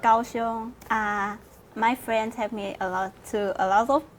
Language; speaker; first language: English; non-native, learner; Vietnamese